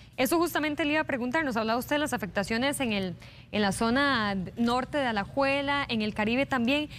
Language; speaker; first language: Spanish; native; Spanish